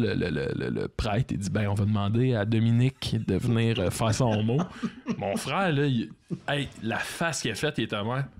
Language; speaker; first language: French; native; French